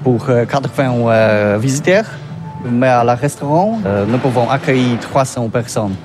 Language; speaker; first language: French; non-native, learner; Polish